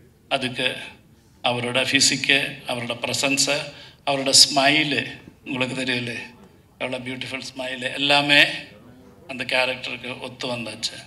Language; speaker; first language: Tamil; non-native, learner; Malayalam